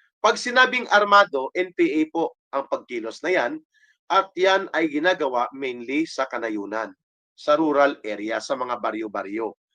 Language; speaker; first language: Filipino; non-native, local second language; Hiligaynon